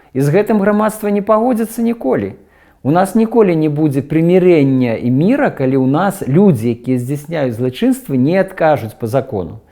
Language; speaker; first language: Belarusian; native; Belarusian